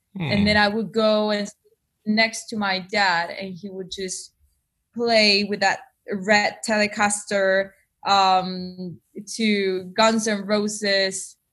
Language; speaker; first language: English; non-native, fluent; Spanish